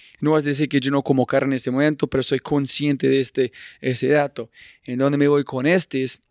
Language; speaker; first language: Spanish; non-native, fluent; English